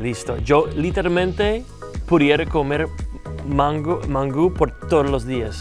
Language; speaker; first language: Spanish; non-native, fluent; English